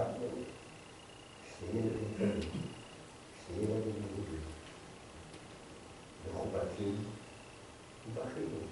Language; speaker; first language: Hebrew; non-native, fluent; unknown